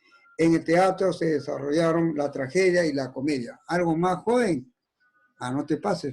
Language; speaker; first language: Spanish; native; Spanish